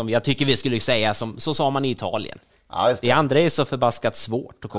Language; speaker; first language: Swedish; native; Swedish